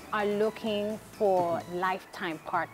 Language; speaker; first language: English; non-native, local second language; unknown